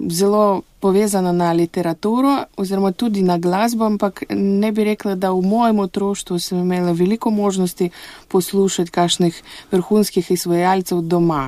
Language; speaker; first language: Slovenian; non-native, fluent; Russian